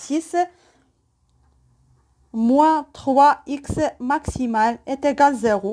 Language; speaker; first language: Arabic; native; Arabic